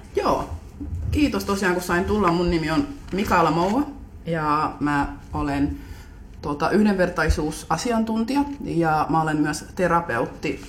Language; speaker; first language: Finnish; native; Finnish